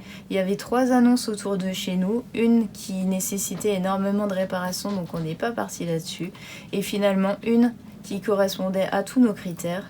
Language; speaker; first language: French; native; French